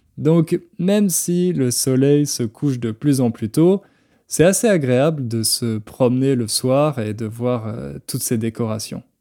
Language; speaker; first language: French; native; French